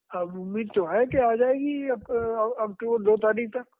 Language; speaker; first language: Hindi; native; Hindi